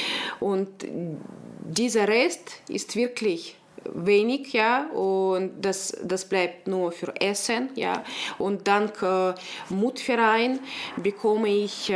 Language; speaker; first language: German; non-native, local second language; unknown